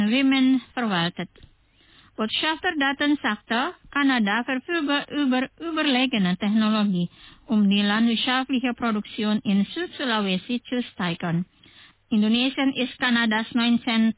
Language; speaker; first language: German; non-native, fluent; Indonesian